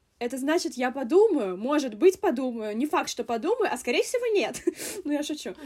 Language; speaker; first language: Russian; native; Russian